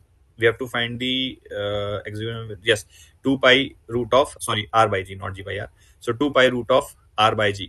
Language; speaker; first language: English; non-native, local second language; Hindi